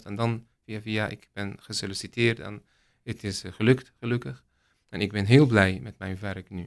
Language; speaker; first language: Dutch; non-native, learner; Arabic